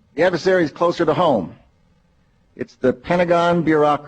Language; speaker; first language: English; native; English